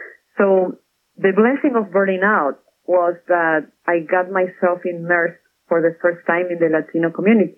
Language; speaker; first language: English; non-native, fluent; Spanish